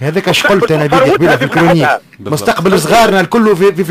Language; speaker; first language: Arabic; native; Arabic